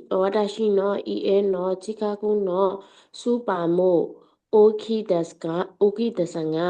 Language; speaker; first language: Japanese; non-native, learner; Burmese